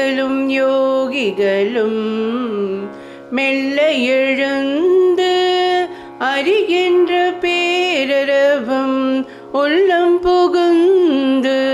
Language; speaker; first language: Tamil; native; Tamil